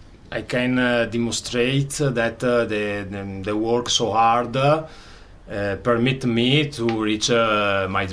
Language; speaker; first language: English; non-native, learner; Italian